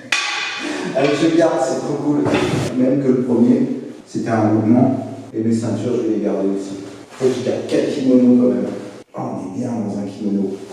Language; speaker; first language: French; native; French